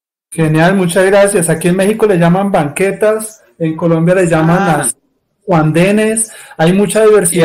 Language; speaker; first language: Spanish; native; Spanish